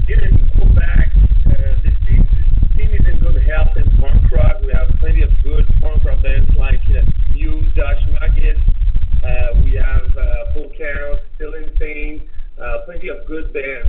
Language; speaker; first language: English; non-native, learner; French